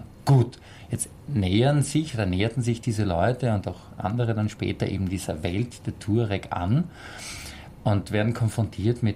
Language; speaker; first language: German; native; German